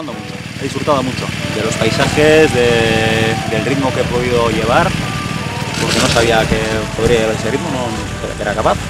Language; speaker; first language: Spanish; native; Spanish